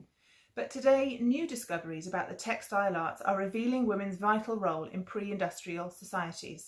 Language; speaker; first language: English; native; English